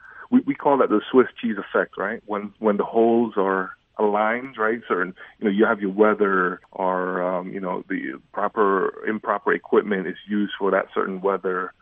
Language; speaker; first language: English; early bilingual, other home language; Indonesian